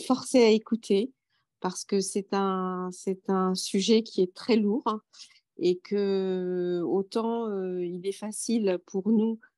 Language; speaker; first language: French; native; French